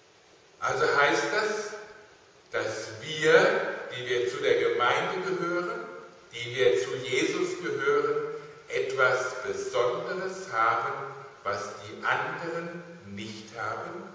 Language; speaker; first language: German; native; German